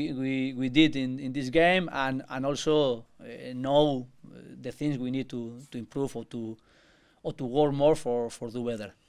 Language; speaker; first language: English; non-native, learner; Spanish